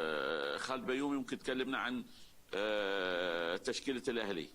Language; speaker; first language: Arabic; native; Arabic